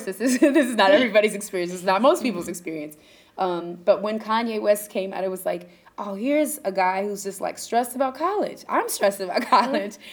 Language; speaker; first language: English; native; English